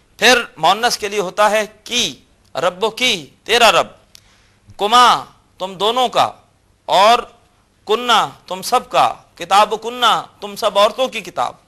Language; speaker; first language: Urdu; native; Urdu